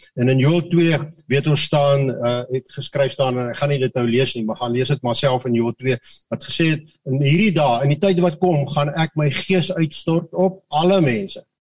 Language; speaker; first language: Afrikaans; native; Afrikaans